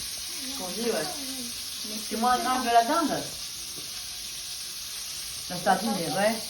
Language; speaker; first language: French; native; French